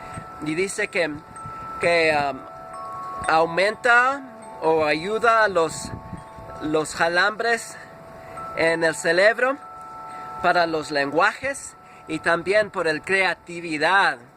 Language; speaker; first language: Spanish; non-native, fluent; English